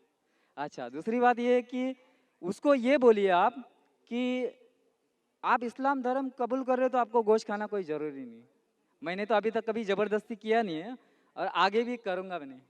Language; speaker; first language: Hindi; non-native, local second language; Marathi